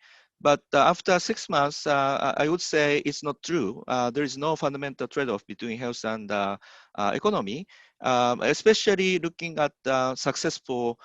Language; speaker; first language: English; non-native, fluent; Japanese